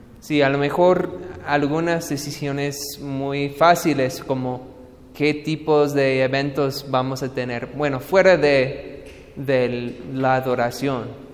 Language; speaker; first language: Spanish; non-native, fluent; English